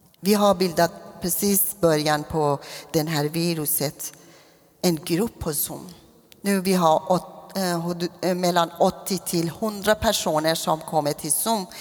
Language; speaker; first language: Swedish; non-native, fluent; Persian